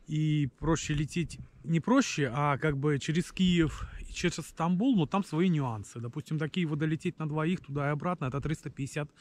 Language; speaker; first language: Russian; native; Russian